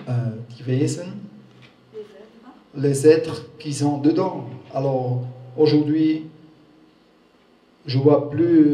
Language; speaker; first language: French; non-native, learner; German